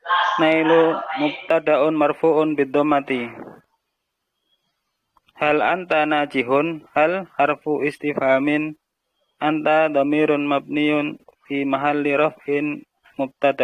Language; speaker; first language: Arabic; non-native, learner; Indonesian